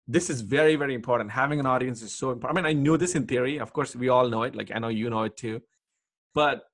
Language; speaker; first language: English; non-native, local second language; Telugu